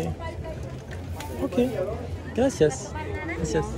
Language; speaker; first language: Spanish; non-native, learner; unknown